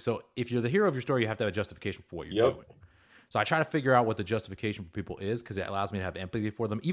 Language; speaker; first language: English; early bilingual, other home language; Hebrew